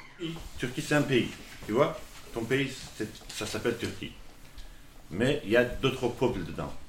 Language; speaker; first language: French; non-native, fluent; Kurdish